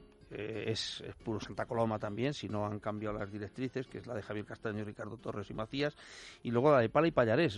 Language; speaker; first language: Spanish; native; Spanish